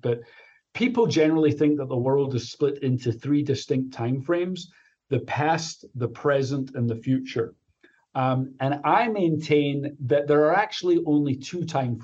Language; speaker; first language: English; native; English